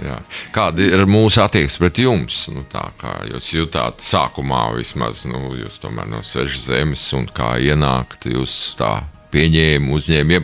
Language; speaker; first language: Latvian; native; Latvian